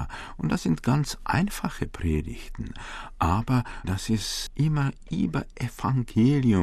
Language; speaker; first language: German; non-native, fluent; Czech